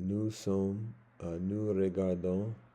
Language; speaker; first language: French; non-native, learner; English